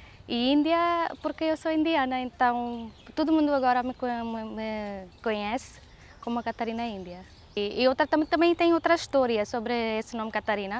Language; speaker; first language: Portuguese; non-native, fluent; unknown